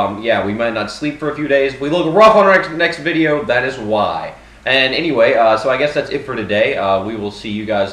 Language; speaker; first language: English; native; English